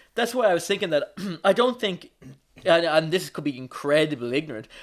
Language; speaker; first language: English; native; English